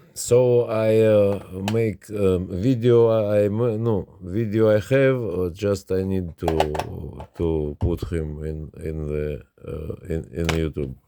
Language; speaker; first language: English; non-native, learner; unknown